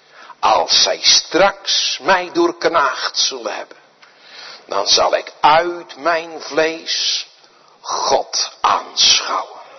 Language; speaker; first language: Dutch; native; Dutch